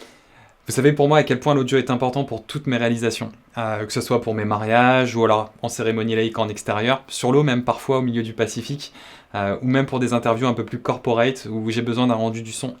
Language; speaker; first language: French; native; French